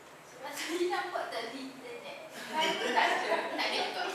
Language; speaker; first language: Malay; native; Malay